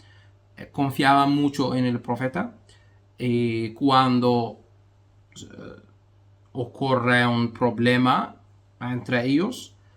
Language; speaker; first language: Spanish; non-native, fluent; Arabic